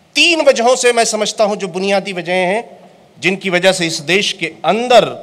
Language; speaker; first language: Hindi; native; Hindi